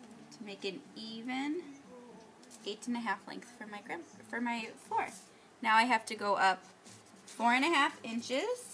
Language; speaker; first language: English; native; English